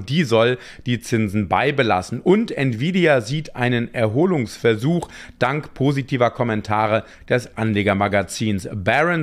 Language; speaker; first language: German; native; German